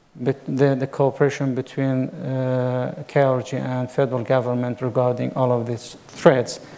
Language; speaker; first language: English; non-native, fluent; Kurdish